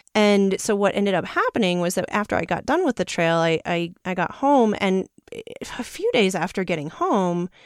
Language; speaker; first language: English; native; English